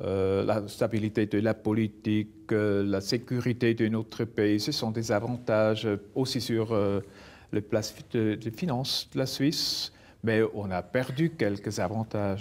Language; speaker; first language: French; non-native, local second language; German